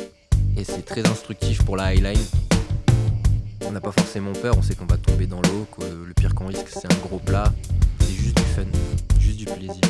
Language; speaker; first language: French; native; French